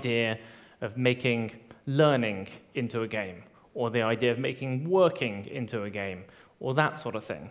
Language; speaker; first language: English; native; English